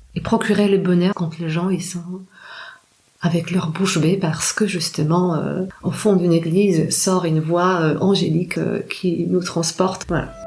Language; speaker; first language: French; non-native, fluent; Polish